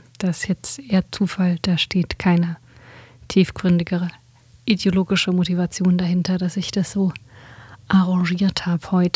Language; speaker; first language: German; native; German